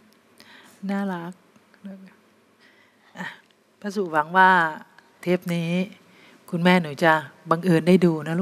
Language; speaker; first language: Thai; native; Thai